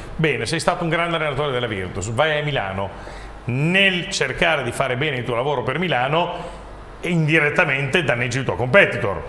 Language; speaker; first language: Italian; native; Italian